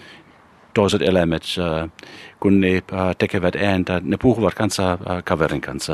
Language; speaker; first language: Finnish; non-native, fluent; German